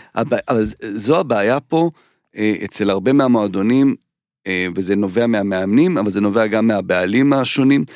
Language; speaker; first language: Hebrew; native; Hebrew